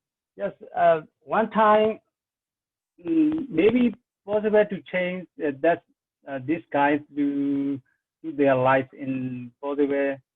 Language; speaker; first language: English; non-native, learner; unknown